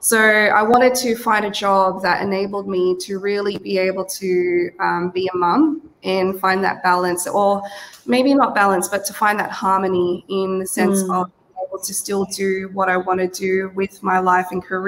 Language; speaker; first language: English; native; English